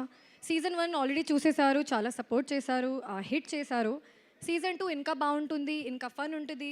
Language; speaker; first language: Telugu; non-native, fluent; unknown